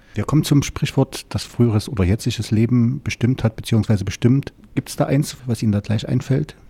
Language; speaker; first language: German; native; German